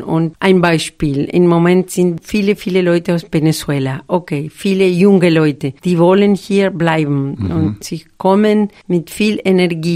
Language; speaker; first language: German; non-native, fluent; Spanish